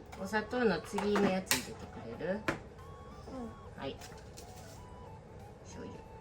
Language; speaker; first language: Japanese; native; Japanese